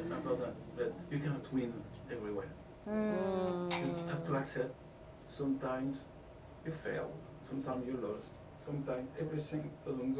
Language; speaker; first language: English; non-native, fluent; French